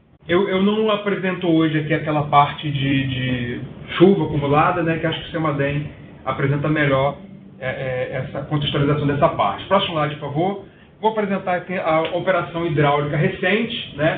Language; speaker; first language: Portuguese; native; Portuguese